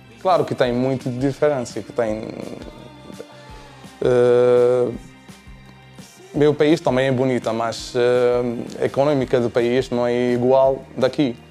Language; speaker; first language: Portuguese; non-native, learner; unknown